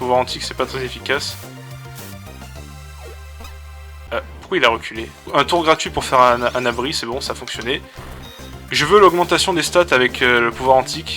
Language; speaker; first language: French; native; French